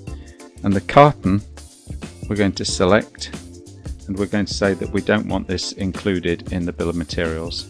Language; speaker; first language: English; native; English